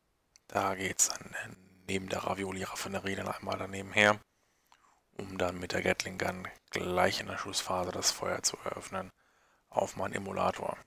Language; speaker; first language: German; native; German